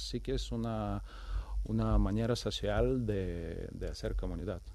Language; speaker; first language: Spanish; non-native, fluent; Ukrainian